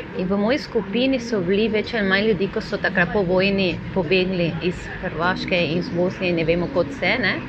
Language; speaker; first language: Slovenian; non-native, fluent; Spanish